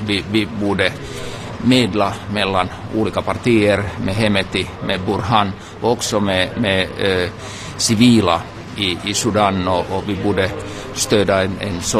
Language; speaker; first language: Swedish; non-native, local second language; Finnish